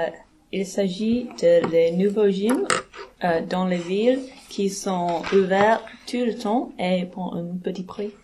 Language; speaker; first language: French; non-native, learner; English